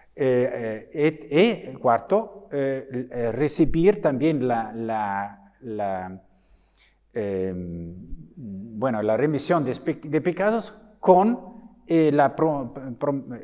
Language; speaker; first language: Spanish; non-native, fluent; German